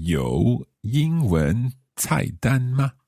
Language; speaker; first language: Chinese; non-native, learner; English